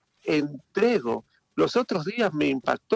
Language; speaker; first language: Spanish; native; Spanish